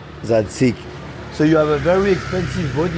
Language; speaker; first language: English; non-native, learner; French